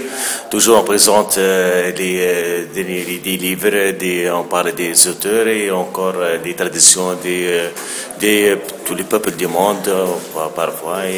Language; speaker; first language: French; non-native, local second language; Arabic